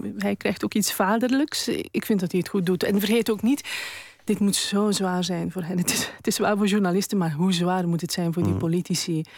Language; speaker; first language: Dutch; native; Dutch